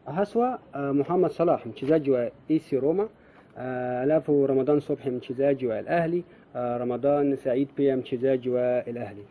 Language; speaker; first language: Swahili; non-native, fluent; Arabic